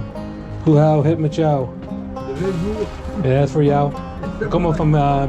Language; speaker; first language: Dutch; non-native, learner; English